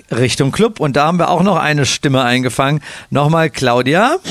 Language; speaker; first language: German; native; German